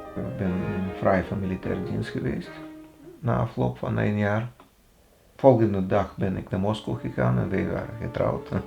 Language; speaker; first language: Dutch; non-native, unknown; Russian